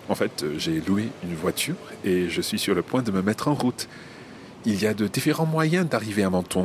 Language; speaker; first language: French; non-native, fluent; English